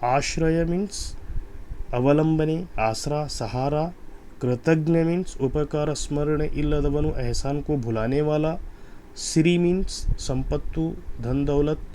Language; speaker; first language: Urdu; non-native, local second language; Kannada